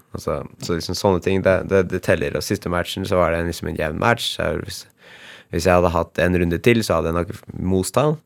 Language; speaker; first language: Norwegian; native; Norwegian